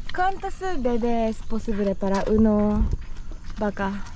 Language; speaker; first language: Spanish; non-native, learner; Japanese